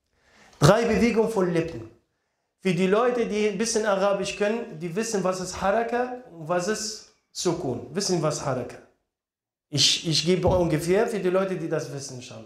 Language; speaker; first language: German; non-native, learner; Arabic